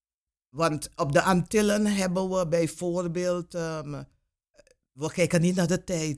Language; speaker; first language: Dutch; non-native, local second language; Papiamento